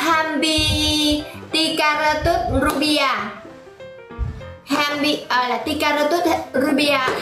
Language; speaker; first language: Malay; non-native, learner; Vietnamese